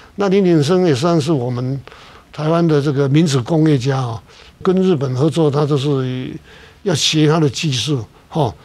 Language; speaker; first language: Chinese; native; Chinese